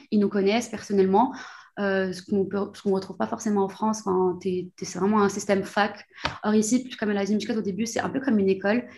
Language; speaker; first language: French; non-native, local second language; Arabic